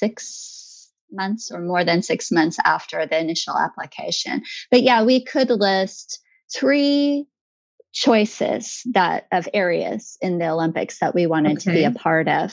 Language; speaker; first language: English; native; English